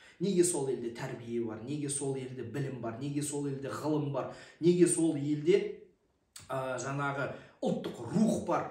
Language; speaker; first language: Kazakh; native; Kazakh